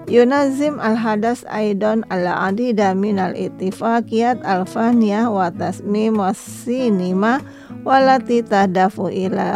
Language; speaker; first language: Arabic; non-native, fluent; Indonesian